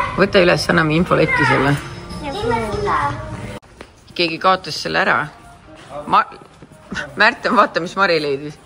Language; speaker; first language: Estonian; native; Estonian